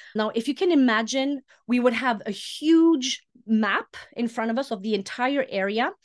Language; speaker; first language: English; early bilingual, heritage; Icelandic